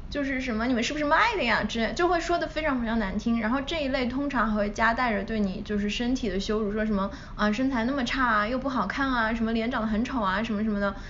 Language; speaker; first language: Chinese; native; Chinese